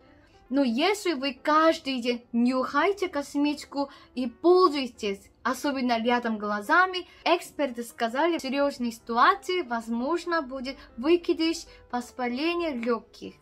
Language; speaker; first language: Russian; non-native, learner; Korean